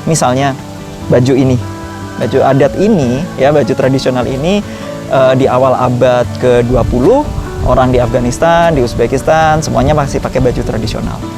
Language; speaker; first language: Indonesian; native; Indonesian